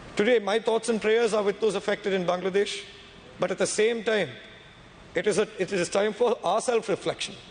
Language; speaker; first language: English; non-native, local second language; Tamil